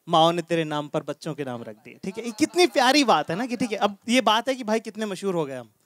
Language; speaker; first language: Hindi; native; Hindi